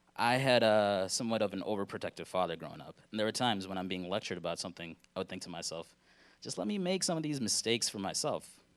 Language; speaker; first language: English; early bilingual, other home language; Hindi